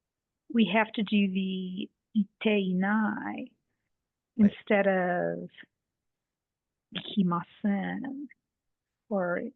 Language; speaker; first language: Japanese; non-native, learner; English